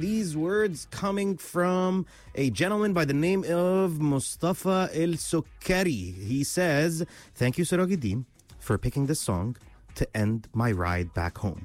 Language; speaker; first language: English; non-native, local second language; Arabic